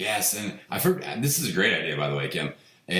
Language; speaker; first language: English; native; English